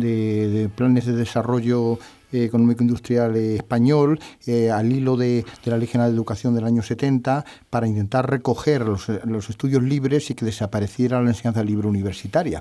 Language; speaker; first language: Spanish; native; Spanish